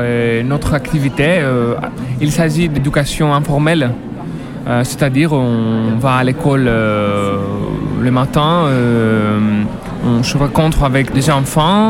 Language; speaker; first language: French; non-native, learner; Greek